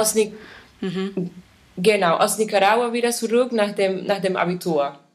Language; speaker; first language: German; non-native, fluent; Spanish